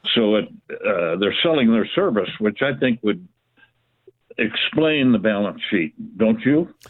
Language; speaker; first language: English; native; English